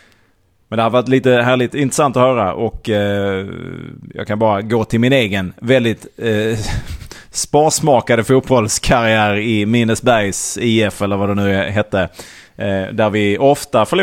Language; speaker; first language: Swedish; native; Swedish